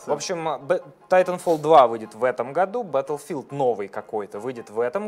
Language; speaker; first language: Russian; native; Russian